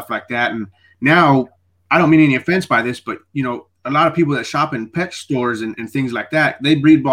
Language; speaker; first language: English; native; English